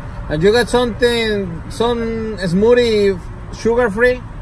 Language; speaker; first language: English; non-native, learner; Spanish